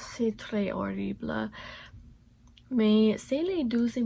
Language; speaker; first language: French; non-native, learner; English